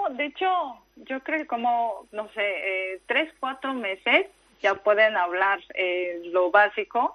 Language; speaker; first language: Spanish; non-native, fluent; Korean